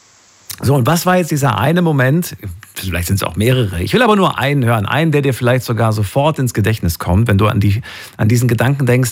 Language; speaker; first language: German; native; German